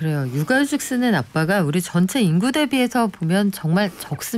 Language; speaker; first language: Korean; native; Korean